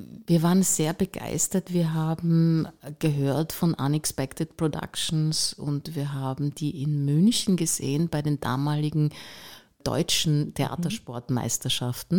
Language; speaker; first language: German; native; German